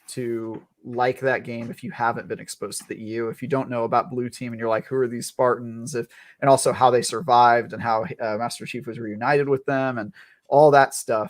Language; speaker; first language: English; native; English